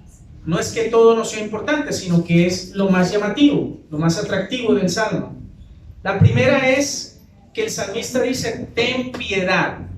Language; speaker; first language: Spanish; native; Spanish